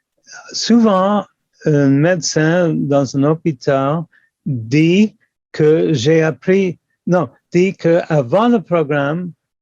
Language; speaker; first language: French; non-native, local second language; English